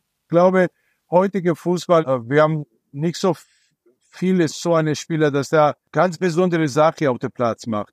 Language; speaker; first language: German; non-native, fluent; Georgian